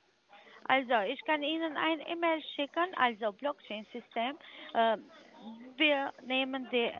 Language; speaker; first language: German; non-native, learner; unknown